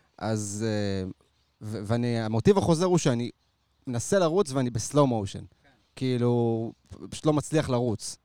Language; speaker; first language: Hebrew; native; Hebrew